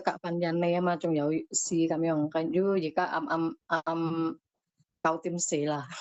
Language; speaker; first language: Chinese; non-native, learner; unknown